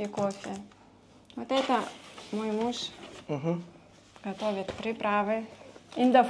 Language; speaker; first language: Russian; native; Russian